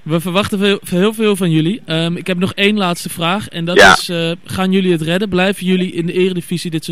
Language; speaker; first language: Dutch; native; Dutch